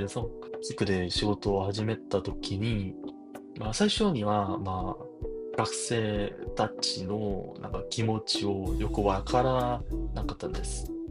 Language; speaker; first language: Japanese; non-native, learner; Korean